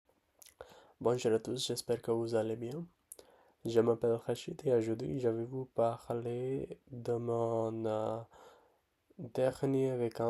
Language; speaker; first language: French; non-native, learner; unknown